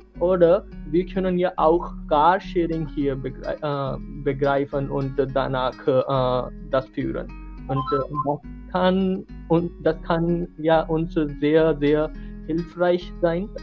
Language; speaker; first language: German; non-native, learner; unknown